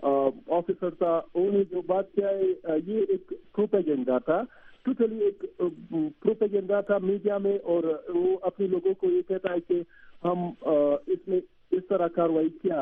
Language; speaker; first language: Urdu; non-native, learner; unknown